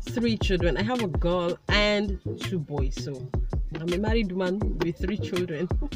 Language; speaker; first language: English; non-native, local second language; Igbo